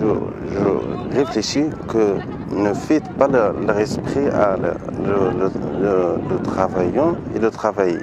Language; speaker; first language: French; non-native, learner; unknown